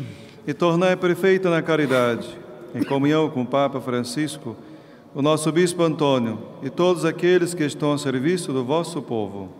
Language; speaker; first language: Portuguese; native; Portuguese